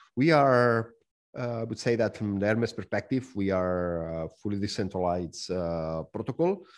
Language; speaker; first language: English; non-native, fluent; Spanish